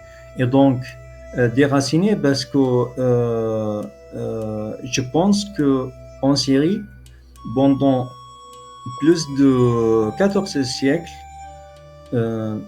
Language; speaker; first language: French; non-native, fluent; Arabic